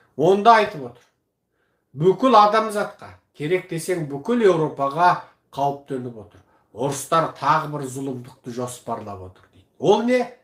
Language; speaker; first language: Kazakh; early bilingual, heritage; Kazakh